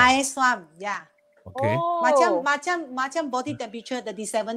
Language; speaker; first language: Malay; non-native, local second language; Chinese